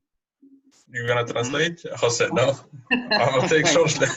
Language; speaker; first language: English; non-native, fluent; Russian